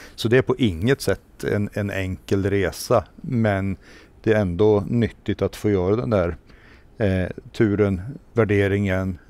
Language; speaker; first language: Swedish; native; Swedish